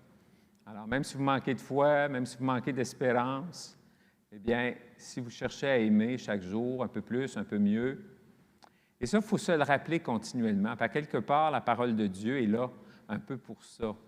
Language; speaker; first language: French; native; French